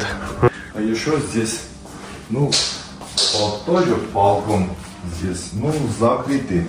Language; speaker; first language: Russian; non-native, learner; Armenian